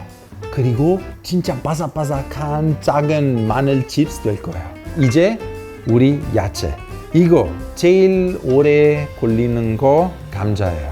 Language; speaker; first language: Korean; non-native, fluent; Italian